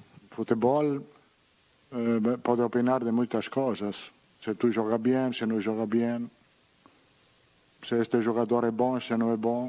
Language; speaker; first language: Portuguese; non-native, learner; Italian